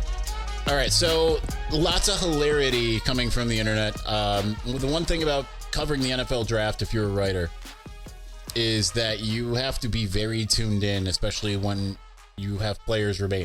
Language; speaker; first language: English; native; English